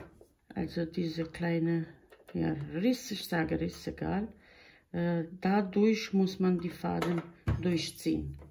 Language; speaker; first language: German; non-native, local second language; Bosnian